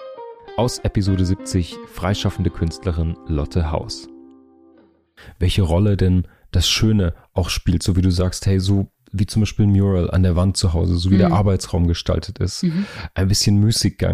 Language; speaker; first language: German; native; German